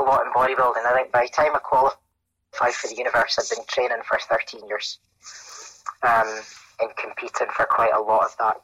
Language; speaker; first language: English; native; English